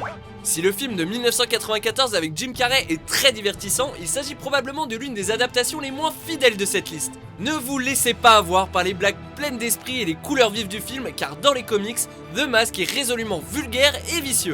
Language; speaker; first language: French; native; French